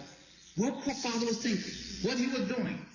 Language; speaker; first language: English; non-native, fluent; Korean